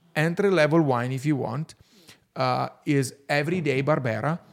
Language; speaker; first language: English; non-native, fluent; Italian